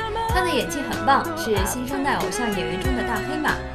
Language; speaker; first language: Chinese; native; Chinese